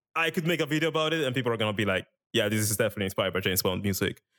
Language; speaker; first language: English; non-native, fluent; Italian